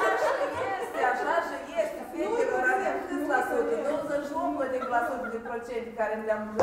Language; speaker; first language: Romanian; non-native, local second language; Russian